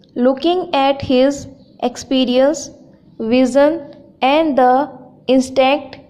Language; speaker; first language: English; non-native, local second language; Hindi